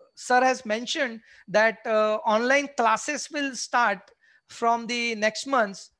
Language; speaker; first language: English; non-native, local second language; Marathi